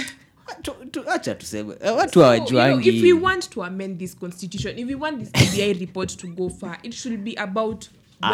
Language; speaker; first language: English; non-native, local second language; Luo (Kenya and Tanzania)